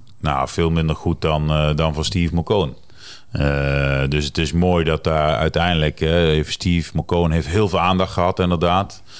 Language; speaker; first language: Dutch; native; Dutch